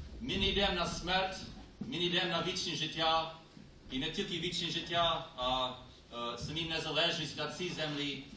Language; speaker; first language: Ukrainian; non-native, learner; Polish